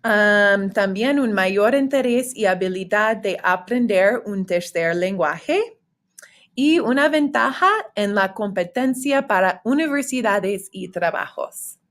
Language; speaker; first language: Spanish; non-native, fluent; English